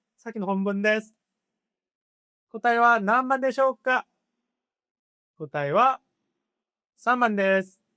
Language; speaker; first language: Japanese; non-native, fluent; Korean